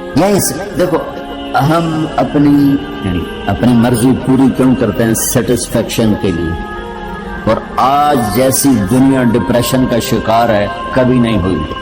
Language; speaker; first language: Urdu; non-native, local second language; Punjabi